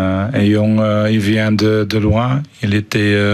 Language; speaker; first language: French; non-native, fluent; Dutch